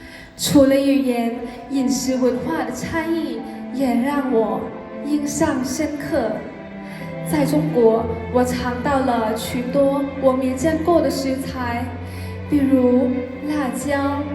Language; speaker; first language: Chinese; non-native, fluent; Lao